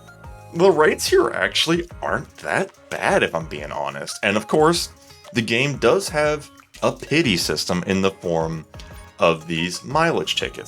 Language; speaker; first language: English; native; English